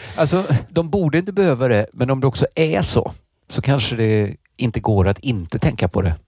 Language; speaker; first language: Swedish; native; Swedish